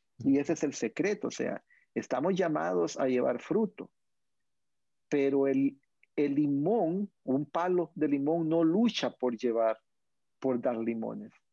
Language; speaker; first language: Spanish; native; Spanish